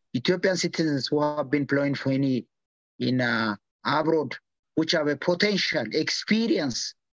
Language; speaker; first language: English; non-native, local second language; Amharic